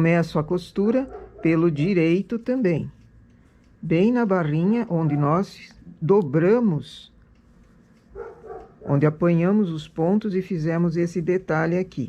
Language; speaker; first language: Portuguese; native; Portuguese